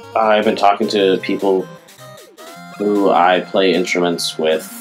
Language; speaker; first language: English; native; English